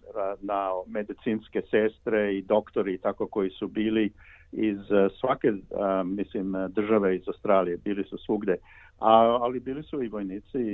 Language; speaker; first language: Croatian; early bilingual, heritage; Croatian